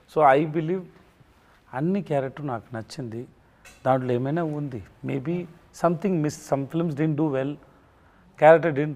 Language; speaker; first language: Telugu; non-native, learner; Tamil